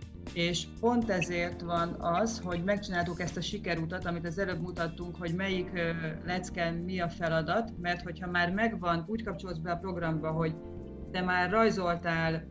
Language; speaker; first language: Hungarian; native; Hungarian